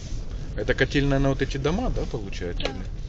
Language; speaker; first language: Russian; native; Russian